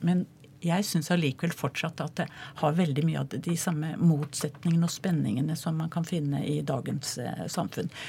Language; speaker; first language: Norwegian; native; Norwegian